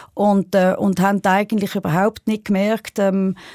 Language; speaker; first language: German; native; German